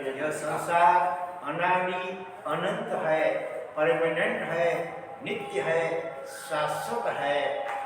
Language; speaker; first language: Hindi; non-native, local second language; Gujarati